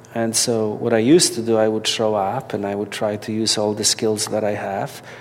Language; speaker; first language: English; non-native, fluent; Polish